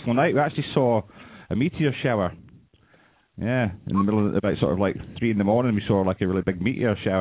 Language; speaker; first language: English; native; English